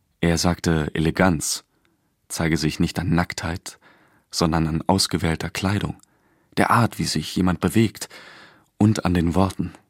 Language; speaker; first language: German; native; German